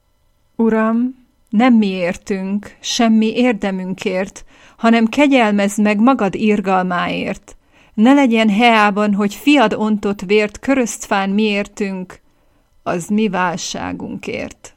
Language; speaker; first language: Hungarian; native; Hungarian